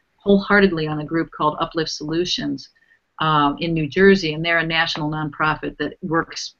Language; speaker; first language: English; native; English